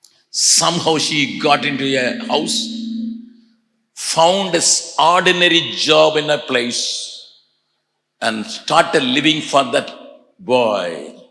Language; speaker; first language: English; non-native, local second language; Tamil